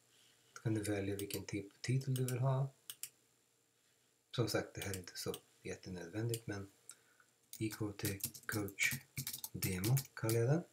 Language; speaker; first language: Swedish; non-native, fluent; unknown